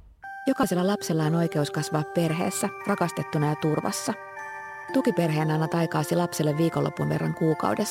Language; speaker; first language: Finnish; native; Finnish